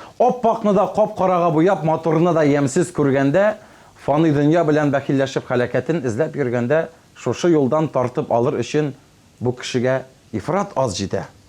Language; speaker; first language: Tatar; native; Tatar